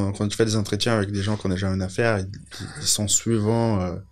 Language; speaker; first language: French; non-native, fluent; Portuguese